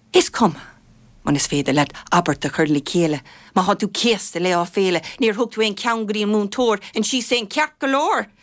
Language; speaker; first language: Irish; non-native, local second language; English